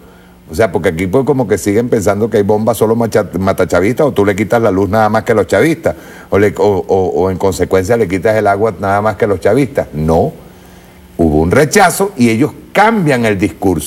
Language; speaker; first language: Spanish; native; Spanish